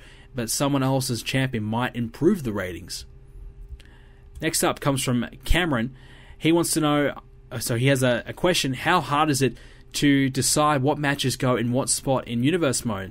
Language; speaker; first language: English; native; English